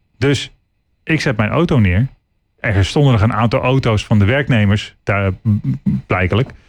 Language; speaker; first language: Dutch; native; Dutch